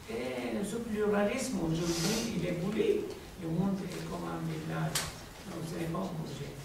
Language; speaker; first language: French; non-native, fluent; Arabic